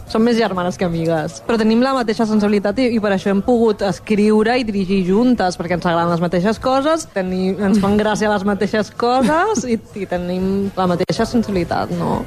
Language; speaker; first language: Catalan; non-native, local second language; Spanish